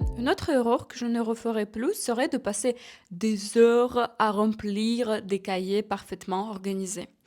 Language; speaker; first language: French; non-native, fluent; Ukrainian